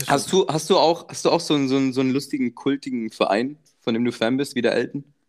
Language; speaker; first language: German; early bilingual, other home language; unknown